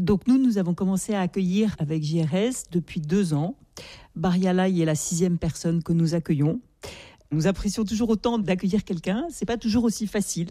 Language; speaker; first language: French; native; French